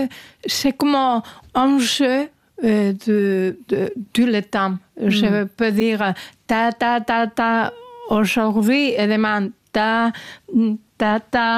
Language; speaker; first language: French; non-native, learner; Spanish